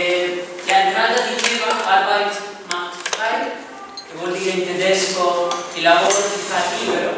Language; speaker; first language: Italian; non-native, fluent; Spanish